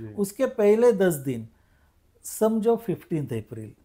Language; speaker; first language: Hindi; non-native, local second language; Marathi